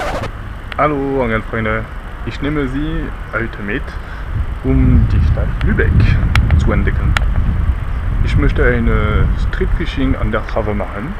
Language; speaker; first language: German; non-native, learner; French